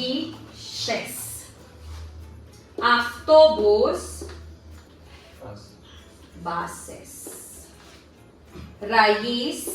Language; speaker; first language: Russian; non-native, learner; Filipino